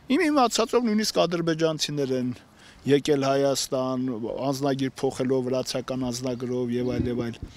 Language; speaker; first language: Armenian; native; Armenian